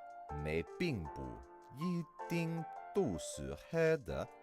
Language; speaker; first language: Chinese; non-native, learner; English